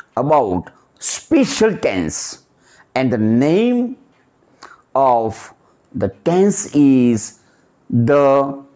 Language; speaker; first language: English; non-native, local second language; Gujarati